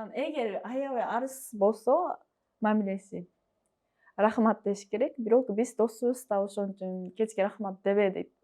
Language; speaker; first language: Kyrgyz; non-native, fluent; Japanese